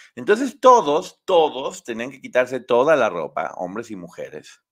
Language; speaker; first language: Spanish; native; Spanish